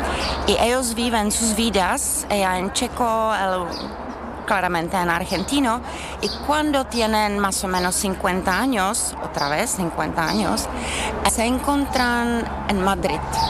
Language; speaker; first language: Spanish; non-native, learner; Czech